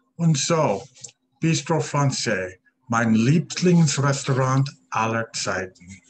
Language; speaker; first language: German; non-native, learner; English